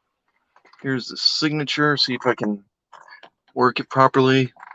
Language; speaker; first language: English; native; English